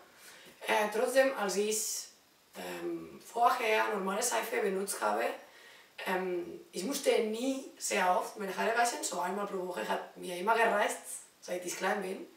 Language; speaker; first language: German; non-native, learner; Spanish